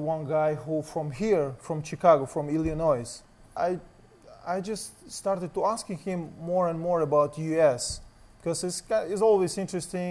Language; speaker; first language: English; non-native, learner; Russian